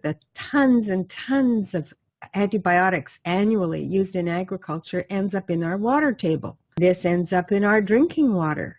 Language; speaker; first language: English; native; English